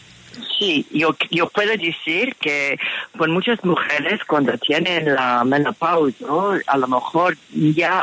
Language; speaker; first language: Spanish; non-native, fluent; English